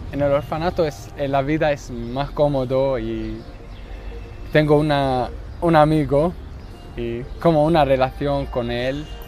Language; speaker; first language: Spanish; non-native, learner; Arabic